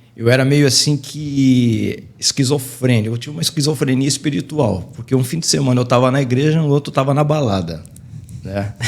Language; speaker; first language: Portuguese; native; Portuguese